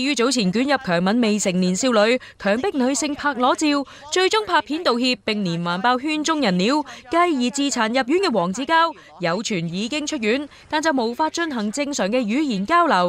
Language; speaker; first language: Chinese; native; Chinese